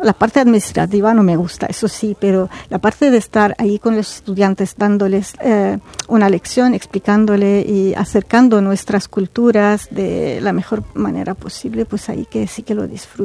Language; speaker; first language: Spanish; non-native, fluent; Arabic